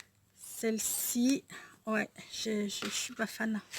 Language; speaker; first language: French; native; French